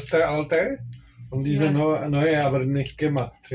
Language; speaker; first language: German; non-native, learner; Slovak